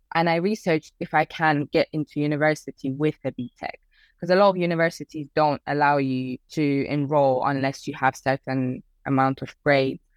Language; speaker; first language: English; early bilingual, other home language; Persian